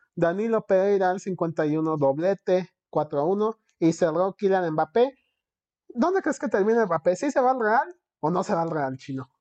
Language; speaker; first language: Spanish; early bilingual, heritage; Spanish